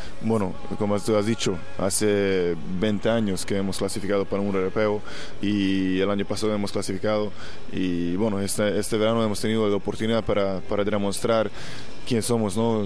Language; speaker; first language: Spanish; non-native, fluent; Hungarian